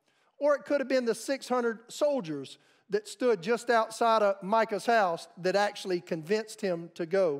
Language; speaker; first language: English; native; English